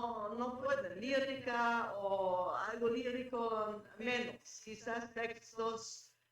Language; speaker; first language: Spanish; non-native, fluent; German